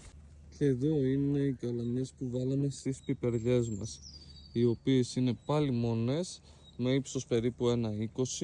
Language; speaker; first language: Greek; native; Greek